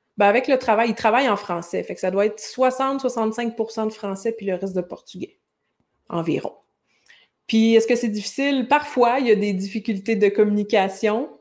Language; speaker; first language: French; native; French